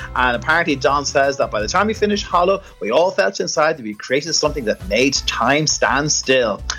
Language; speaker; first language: English; native; English